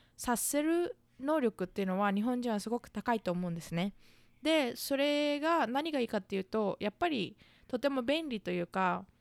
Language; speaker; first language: Japanese; native; Japanese